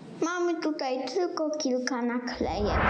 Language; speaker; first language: Polish; native; Polish